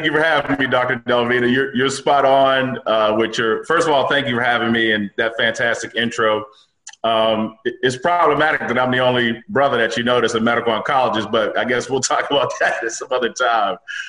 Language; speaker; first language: English; native; English